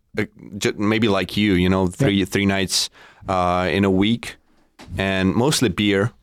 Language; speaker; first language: English; non-native, fluent; Czech